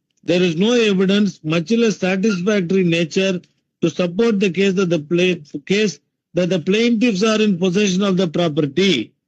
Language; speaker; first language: English; non-native, local second language; Tamil